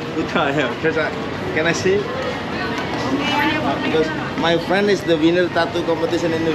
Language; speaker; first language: English; non-native, learner; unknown